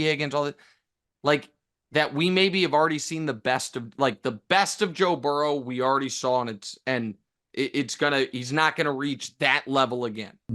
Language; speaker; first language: English; native; English